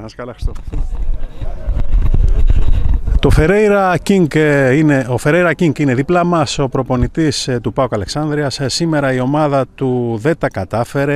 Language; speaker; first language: Greek; native; Greek